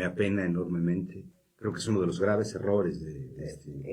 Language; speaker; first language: Spanish; native; Spanish